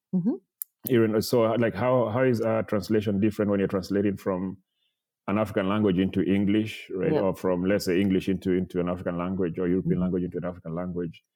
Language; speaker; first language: English; non-native, local second language; Kikuyu